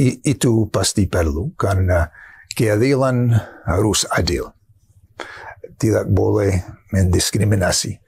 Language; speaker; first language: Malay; non-native, fluent; English